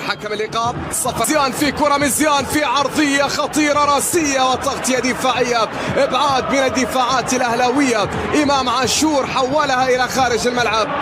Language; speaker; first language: Arabic; native; Arabic